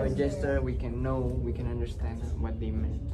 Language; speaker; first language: English; non-native, local second language; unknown